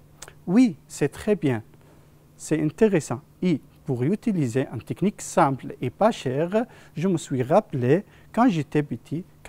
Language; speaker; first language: French; non-native, fluent; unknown